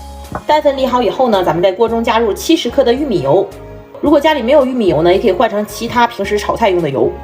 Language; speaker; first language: Chinese; native; Chinese